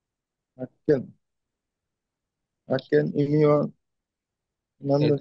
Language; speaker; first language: Japanese; non-native, learner; Bangla